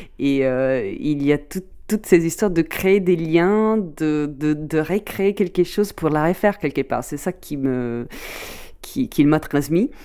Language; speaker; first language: French; non-native, fluent; Italian